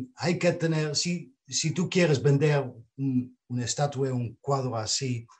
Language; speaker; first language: Spanish; non-native, fluent; Dutch